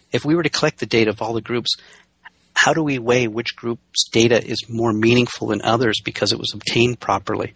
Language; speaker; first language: English; native; English